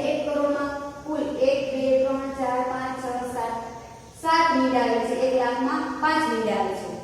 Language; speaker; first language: Gujarati; native; Gujarati